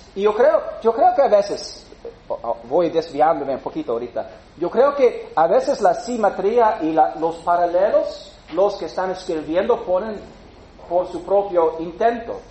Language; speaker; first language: Spanish; non-native, fluent; English